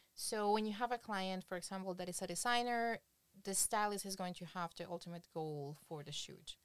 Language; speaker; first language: English; non-native, fluent; Spanish